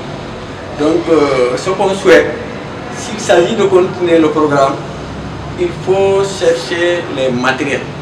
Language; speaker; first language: French; non-native, local second language; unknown